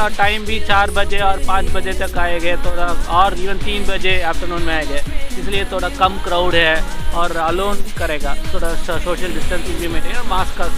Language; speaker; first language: Hindi; non-native, local second language; Tamil